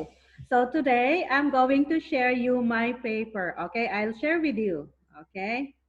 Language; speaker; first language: English; non-native, fluent; Thai